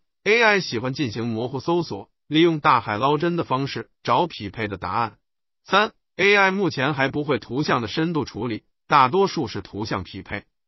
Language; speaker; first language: Chinese; native; Chinese